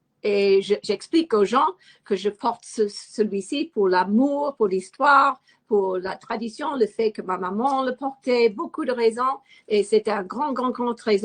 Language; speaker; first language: French; non-native, fluent; English